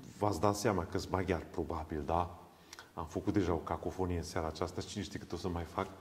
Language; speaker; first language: Romanian; non-native, local second language; Hungarian